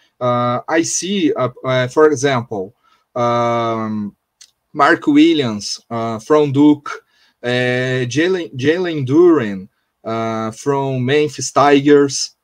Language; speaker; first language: English; non-native, learner; Portuguese